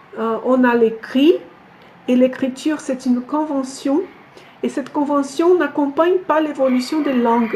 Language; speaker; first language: French; non-native, fluent; Portuguese